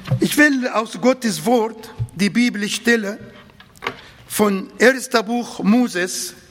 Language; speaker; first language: German; non-native, fluent; Arabic